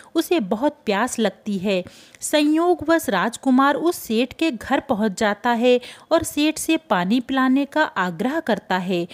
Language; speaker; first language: Hindi; native; Hindi